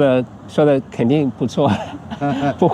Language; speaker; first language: Chinese; non-native, fluent; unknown